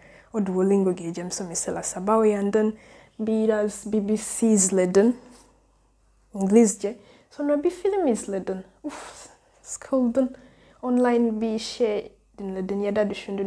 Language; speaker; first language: Turkish; non-native, learner; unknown